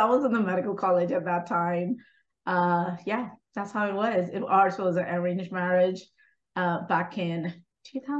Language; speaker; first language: English; non-native, local second language; Hindi